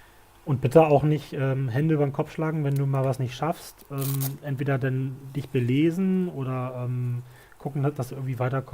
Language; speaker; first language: German; native; German